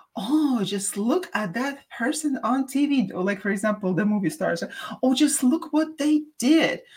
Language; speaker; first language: English; non-native, fluent; Russian